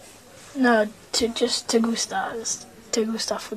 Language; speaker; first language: Spanish; non-native, learner; English